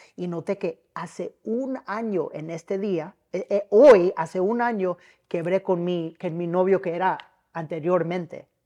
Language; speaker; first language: Spanish; early bilingual, heritage; Spanish